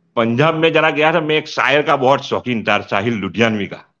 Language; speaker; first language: Hindi; non-native, local second language; Gujarati